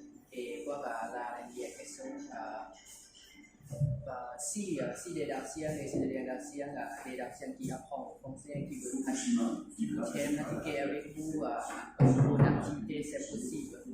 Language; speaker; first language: French; non-native, learner; Lao